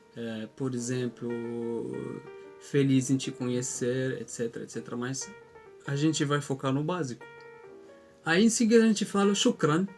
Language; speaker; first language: Portuguese; non-native, fluent; Arabic